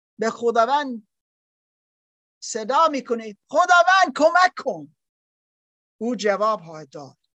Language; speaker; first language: Persian; non-native, learner; German